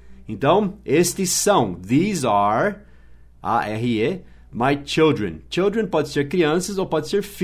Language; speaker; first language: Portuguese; non-native, fluent; English